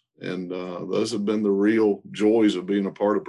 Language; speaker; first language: English; native; English